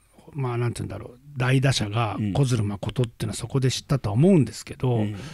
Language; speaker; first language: Japanese; native; Japanese